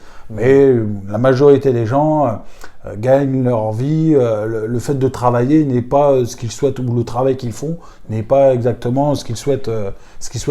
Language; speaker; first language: French; native; French